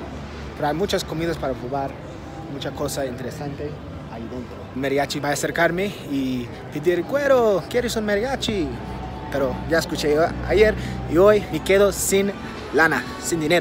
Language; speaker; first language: Spanish; non-native, fluent; English